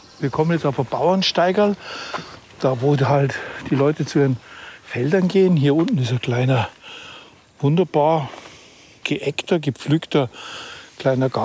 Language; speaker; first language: German; native; German